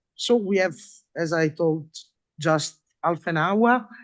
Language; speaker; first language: English; non-native, fluent; Italian